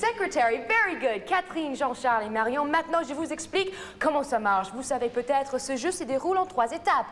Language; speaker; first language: French; non-native, fluent; English